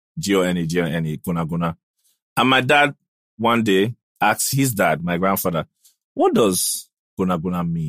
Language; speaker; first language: English; non-native, local second language; Igbo